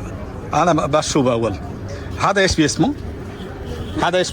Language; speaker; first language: Arabic; non-native, learner; Bangla